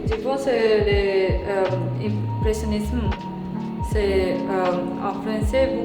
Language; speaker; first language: French; non-native, learner; Japanese